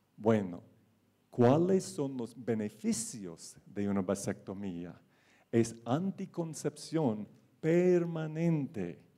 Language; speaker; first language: Spanish; non-native, fluent; English